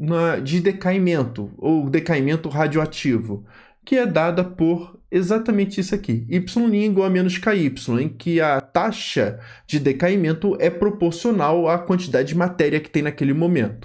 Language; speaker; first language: Portuguese; native; Portuguese